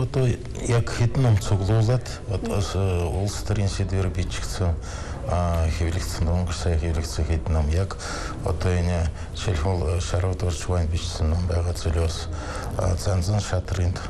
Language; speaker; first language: Mongolian; non-native, fluent; Russian